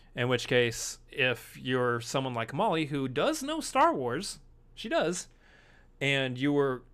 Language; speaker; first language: English; native; English